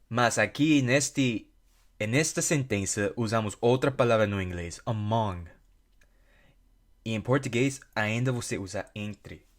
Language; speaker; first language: Portuguese; non-native, fluent; English